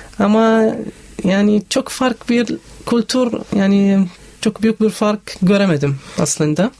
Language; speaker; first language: Turkish; non-native, learner; Arabic